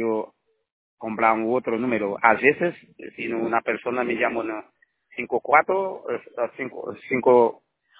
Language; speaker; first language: Spanish; non-native, learner; Haitian Creole